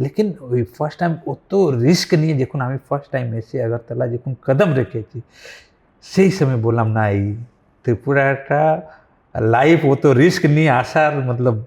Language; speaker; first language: Bangla; non-native, local second language; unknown